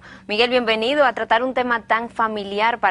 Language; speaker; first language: Spanish; native; Spanish